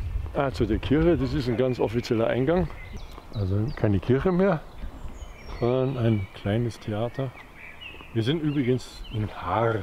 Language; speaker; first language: German; native; German